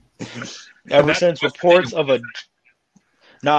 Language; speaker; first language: English; native; English